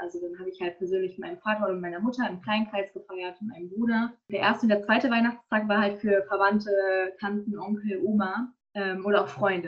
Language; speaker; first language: German; native; German